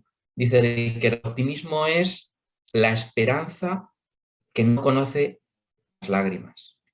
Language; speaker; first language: Spanish; native; Spanish